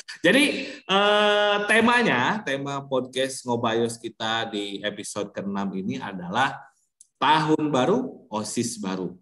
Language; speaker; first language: Indonesian; early bilingual, heritage; Indonesian